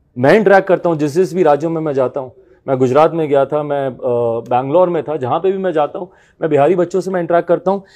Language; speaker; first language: Hindi; native; Hindi